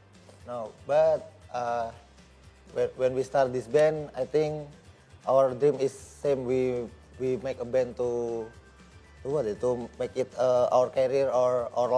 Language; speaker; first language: English; non-native, learner; Indonesian